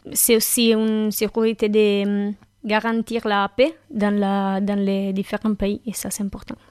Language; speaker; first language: French; non-native, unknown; Italian